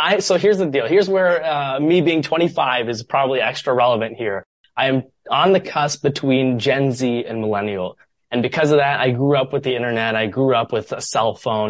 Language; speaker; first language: English; native; English